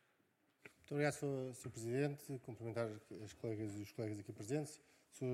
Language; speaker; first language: Portuguese; native; Portuguese